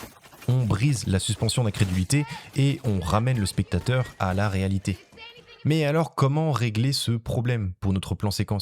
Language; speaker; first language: French; native; French